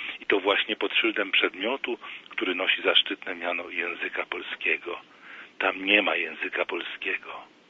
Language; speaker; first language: Polish; native; Polish